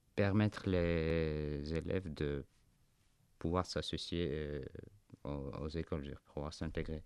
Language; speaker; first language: French; non-native, fluent; Armenian